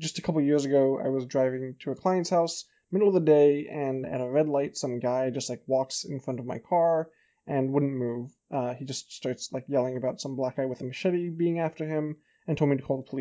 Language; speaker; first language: English; native; English